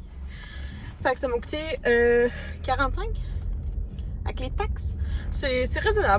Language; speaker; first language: French; native; French